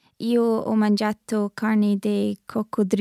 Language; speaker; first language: Italian; non-native, learner; English